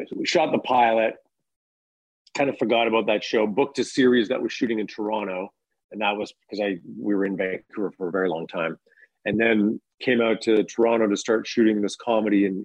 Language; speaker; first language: English; native; English